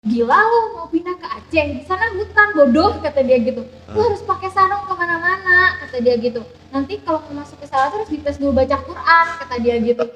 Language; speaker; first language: Indonesian; native; Indonesian